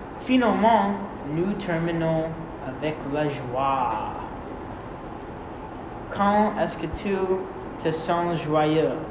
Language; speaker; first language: French; non-native, learner; English